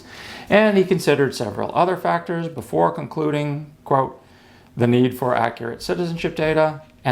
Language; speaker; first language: English; native; English